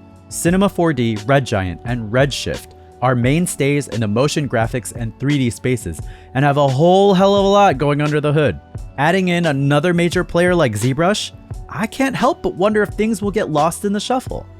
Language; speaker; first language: English; native; English